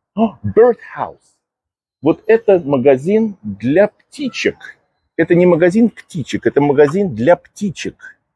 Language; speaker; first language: Russian; native; Russian